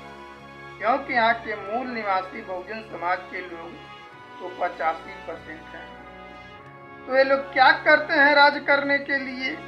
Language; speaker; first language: Hindi; native; Hindi